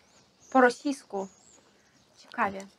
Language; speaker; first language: Polish; non-native, fluent; Russian